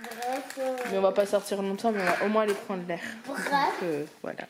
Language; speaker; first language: French; native; French